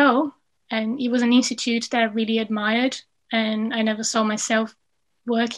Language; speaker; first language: English; non-native, fluent; Portuguese